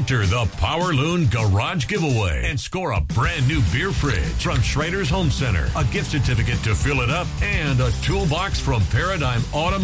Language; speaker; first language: English; native; English